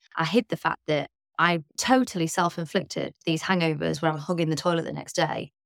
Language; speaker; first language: English; native; English